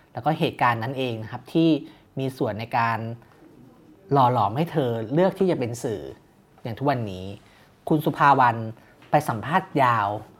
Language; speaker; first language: Thai; native; Thai